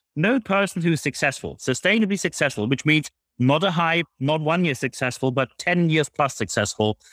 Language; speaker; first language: English; non-native, fluent; German